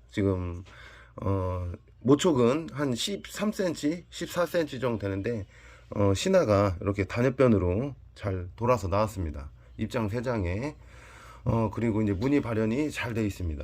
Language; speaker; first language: Korean; native; Korean